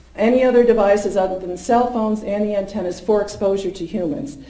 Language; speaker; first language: English; native; English